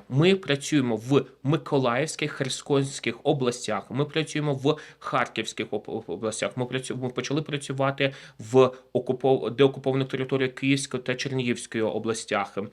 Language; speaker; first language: Ukrainian; native; Ukrainian